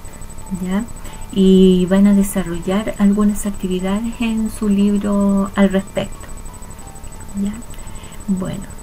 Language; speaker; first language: Spanish; native; Spanish